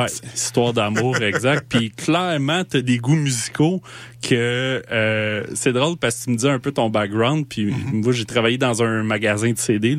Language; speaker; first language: French; native; French